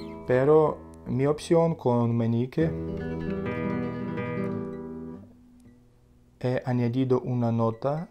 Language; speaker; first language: Spanish; non-native, learner; Russian